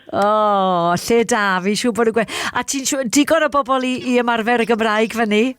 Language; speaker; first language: Welsh; native; Welsh